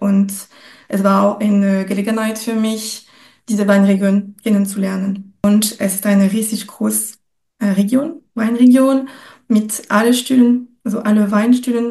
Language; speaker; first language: German; non-native, fluent; French